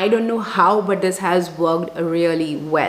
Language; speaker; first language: English; non-native, local second language; Hindi